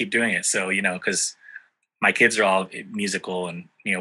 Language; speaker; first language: English; native; English